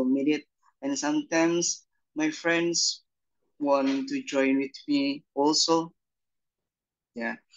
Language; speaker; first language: English; non-native, learner; Indonesian